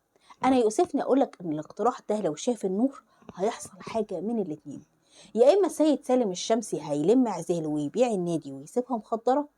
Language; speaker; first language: Arabic; native; Arabic